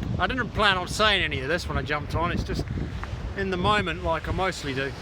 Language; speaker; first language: English; native; English